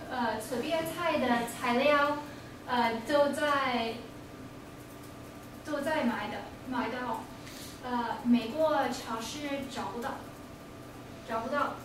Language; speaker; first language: Chinese; non-native, learner; English